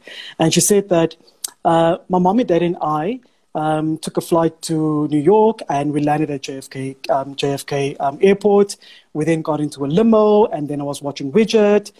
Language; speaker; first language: English; non-native, local second language; Afrikaans